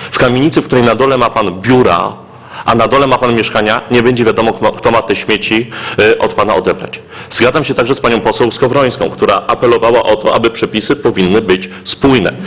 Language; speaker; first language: Polish; native; Polish